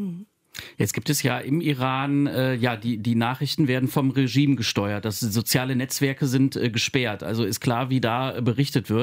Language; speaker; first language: German; native; German